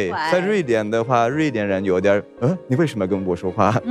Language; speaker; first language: Chinese; non-native, fluent; Swedish